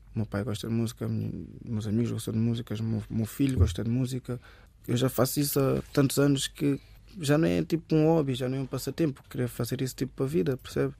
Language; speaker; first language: Portuguese; early bilingual, other home language; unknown